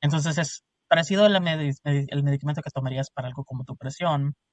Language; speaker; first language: Spanish; early bilingual, heritage; Spanish